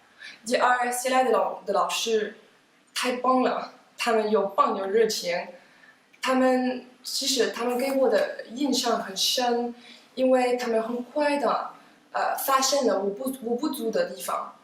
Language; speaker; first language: Chinese; non-native, fluent; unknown